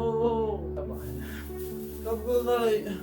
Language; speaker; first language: Arabic; native; Arabic